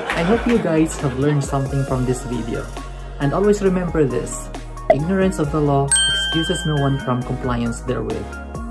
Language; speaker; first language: English; non-native, local second language; Filipino